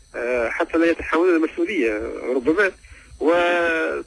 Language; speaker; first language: Arabic; native; Arabic